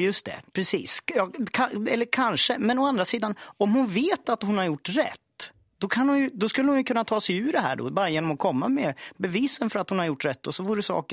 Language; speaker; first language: Swedish; native; Swedish